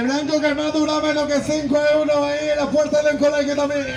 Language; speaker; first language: Spanish; native; Spanish